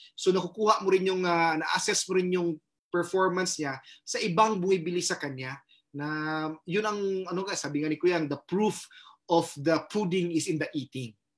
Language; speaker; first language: Filipino; non-native, local second language; Cebuano